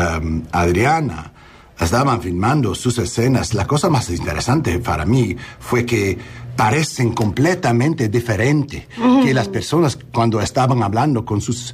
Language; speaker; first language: Spanish; early bilingual, heritage; English